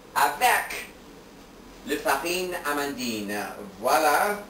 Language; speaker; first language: French; non-native, fluent; English